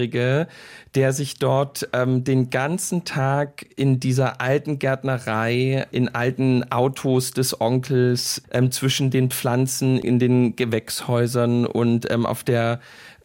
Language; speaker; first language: German; native; German